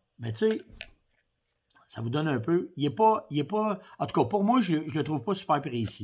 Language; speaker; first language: French; native; French